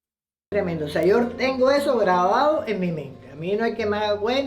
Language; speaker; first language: Spanish; native; Spanish